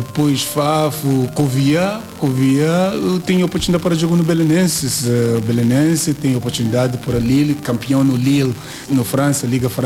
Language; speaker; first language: Portuguese; non-native, learner; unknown